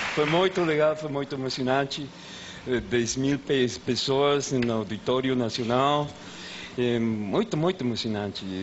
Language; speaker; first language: Portuguese; non-native, fluent; Spanish